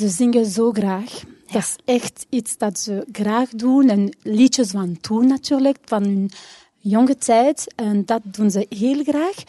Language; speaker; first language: Dutch; non-native, local second language; French